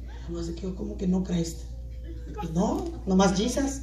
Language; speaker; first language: Spanish; native; Spanish